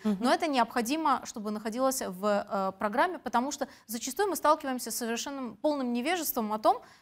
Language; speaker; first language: Russian; native; Russian